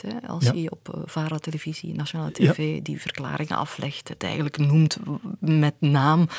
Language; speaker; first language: Dutch; native; Dutch